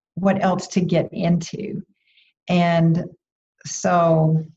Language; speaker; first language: English; native; English